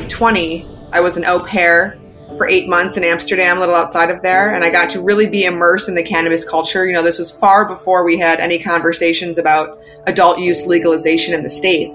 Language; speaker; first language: English; native; English